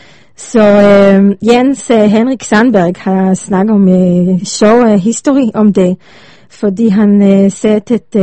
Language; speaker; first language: Danish; non-native, learner; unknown